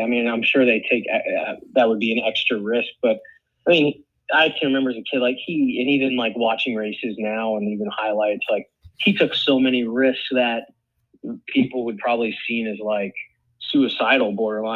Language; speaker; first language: English; native; English